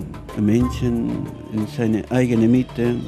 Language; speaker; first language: German; non-native, learner; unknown